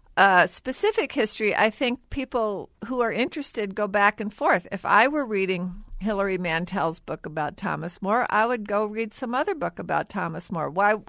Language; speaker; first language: English; native; English